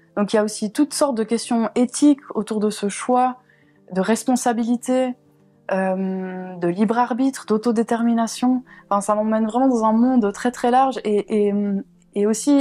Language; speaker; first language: French; native; French